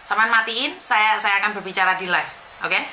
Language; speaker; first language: Indonesian; non-native, local second language; Javanese